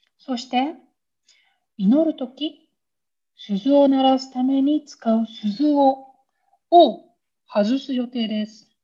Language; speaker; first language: Japanese; native; Japanese